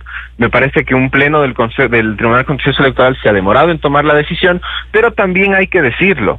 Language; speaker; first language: Spanish; native; Spanish